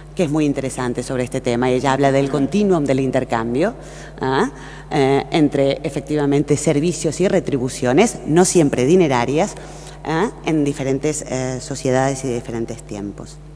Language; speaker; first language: Spanish; native; Spanish